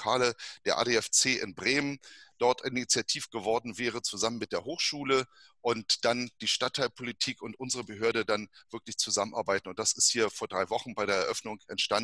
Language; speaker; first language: German; native; German